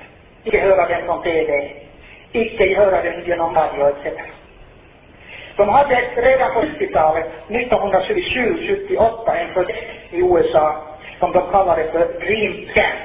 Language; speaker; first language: Swedish; non-native, fluent; Finnish